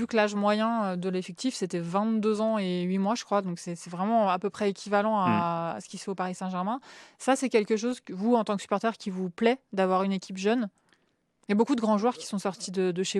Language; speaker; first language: French; native; French